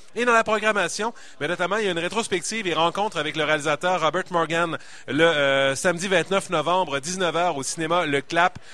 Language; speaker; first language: French; native; French